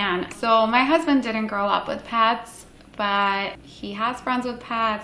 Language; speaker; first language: English; non-native, local second language; Hindi